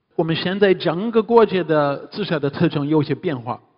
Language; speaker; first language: Chinese; non-native, fluent; English